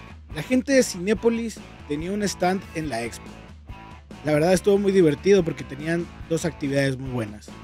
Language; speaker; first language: Spanish; native; Spanish